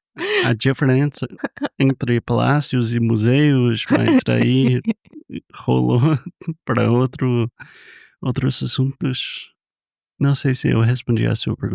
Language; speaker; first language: Portuguese; non-native, fluent; English